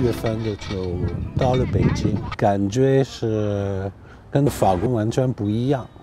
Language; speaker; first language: Chinese; non-native, fluent; French